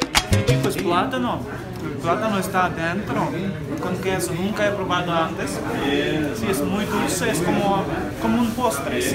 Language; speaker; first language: Spanish; non-native, fluent; Ukrainian